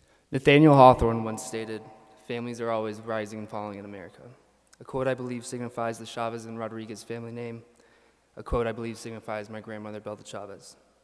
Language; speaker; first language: English; early bilingual, other home language; Spanish